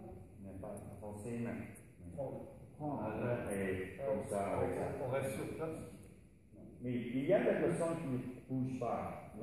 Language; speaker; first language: French; non-native, learner; Dutch